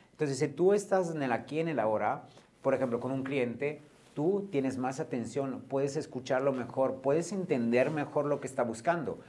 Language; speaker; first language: Spanish; non-native, fluent; Italian